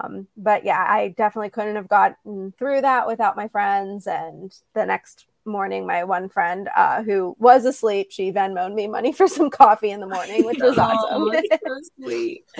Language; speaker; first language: English; native; English